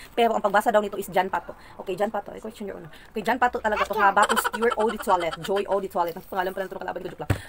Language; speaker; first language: Filipino; native; Filipino